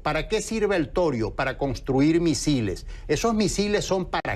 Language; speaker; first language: Spanish; native; Spanish